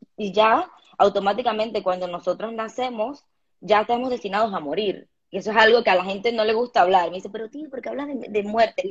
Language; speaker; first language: Spanish; native; Spanish